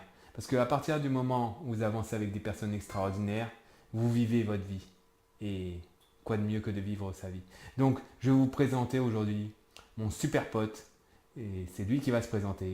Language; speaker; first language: French; native; French